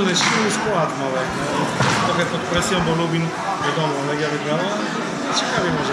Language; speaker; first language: Polish; non-native, fluent; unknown